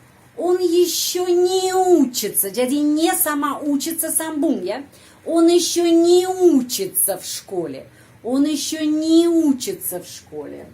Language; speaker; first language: Russian; non-native, fluent; Indonesian